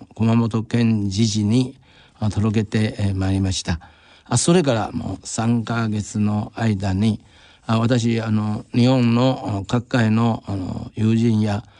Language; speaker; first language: Japanese; non-native, fluent; Chinese